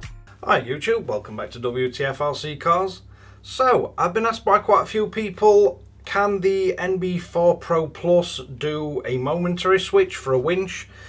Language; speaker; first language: English; native; English